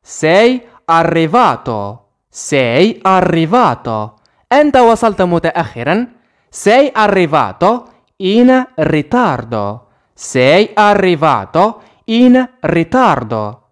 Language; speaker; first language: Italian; non-native, fluent; Arabic